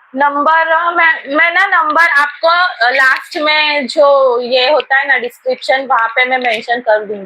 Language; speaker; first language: Hindi; non-native, local second language; Marathi